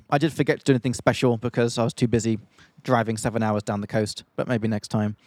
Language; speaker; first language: English; native; English